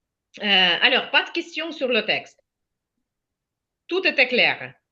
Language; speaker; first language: French; non-native, fluent; Ukrainian